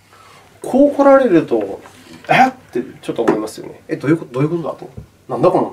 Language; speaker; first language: Japanese; native; Japanese